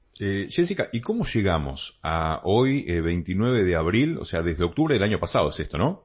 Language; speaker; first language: Spanish; native; Spanish